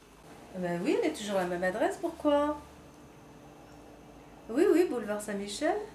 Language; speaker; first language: French; native; French